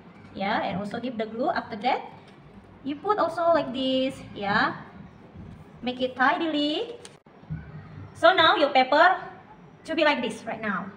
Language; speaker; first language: English; non-native, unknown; Indonesian